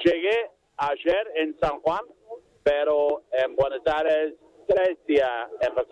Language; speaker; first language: Spanish; non-native, learner; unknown